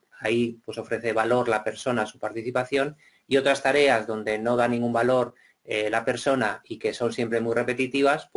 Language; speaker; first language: Spanish; native; Spanish